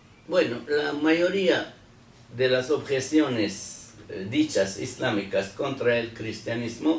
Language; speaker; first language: Spanish; non-native, fluent; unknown